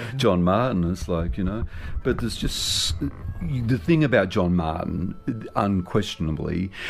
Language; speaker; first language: English; native; English